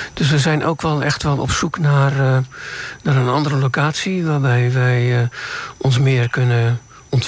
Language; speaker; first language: Dutch; native; Dutch